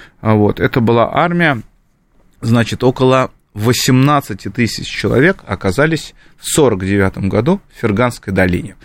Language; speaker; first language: Russian; native; Russian